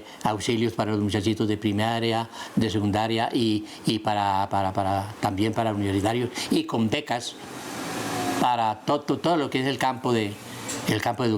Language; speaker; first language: Spanish; native; Spanish